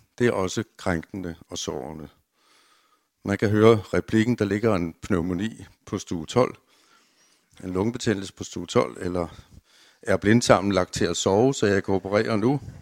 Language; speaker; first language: Danish; native; Danish